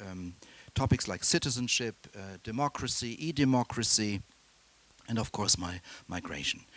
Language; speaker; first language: English; non-native, fluent; German